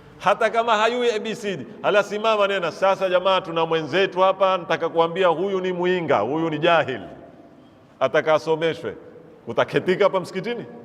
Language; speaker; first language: Swahili; native; Swahili